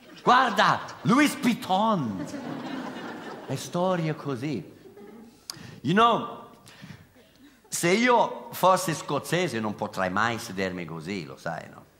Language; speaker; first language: Italian; non-native, fluent; English